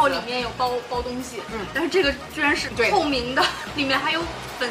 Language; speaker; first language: Chinese; native; Chinese